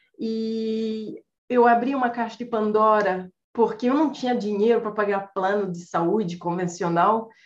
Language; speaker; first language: Portuguese; non-native, fluent; French